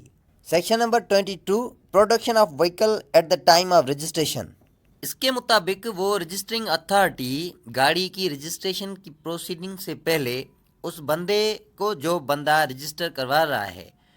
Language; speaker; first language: Urdu; native; Urdu